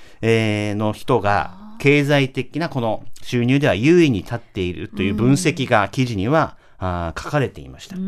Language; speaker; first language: Japanese; native; Japanese